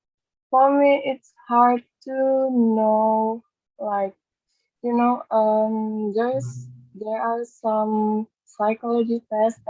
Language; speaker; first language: English; non-native, learner; Indonesian